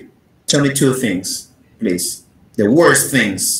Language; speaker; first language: English; non-native, fluent; Spanish